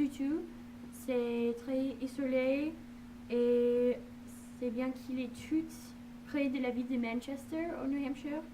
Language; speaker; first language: French; non-native, learner; English